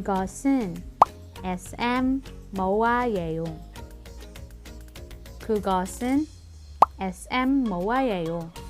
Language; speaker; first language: Korean; non-native, learner; Filipino